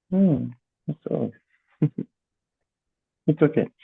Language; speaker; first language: English; non-native, learner; Portuguese